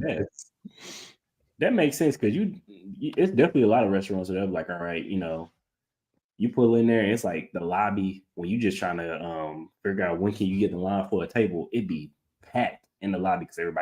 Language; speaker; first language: English; native; English